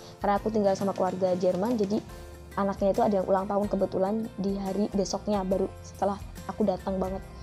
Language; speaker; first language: Indonesian; native; Indonesian